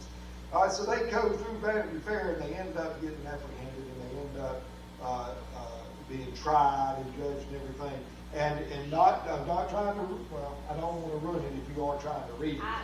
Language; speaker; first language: English; native; English